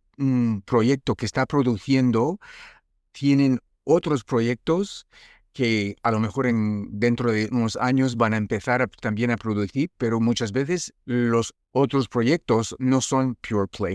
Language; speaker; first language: Spanish; non-native, fluent; French